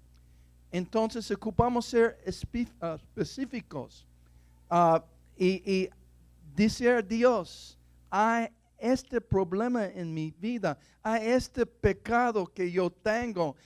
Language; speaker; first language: Spanish; non-native, fluent; English